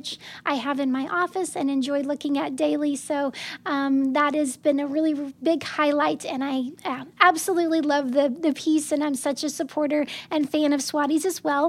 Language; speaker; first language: English; native; English